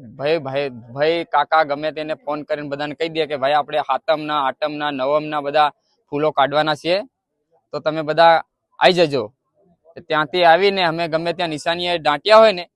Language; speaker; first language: Gujarati; non-native, local second language; Bhili